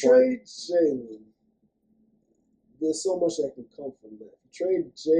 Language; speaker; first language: English; native; English